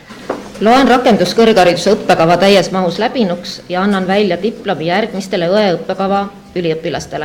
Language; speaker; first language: Estonian; native; Estonian